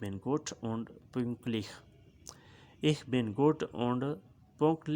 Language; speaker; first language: German; non-native, learner; Urdu